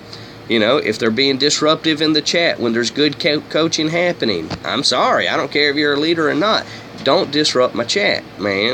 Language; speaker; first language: English; native; English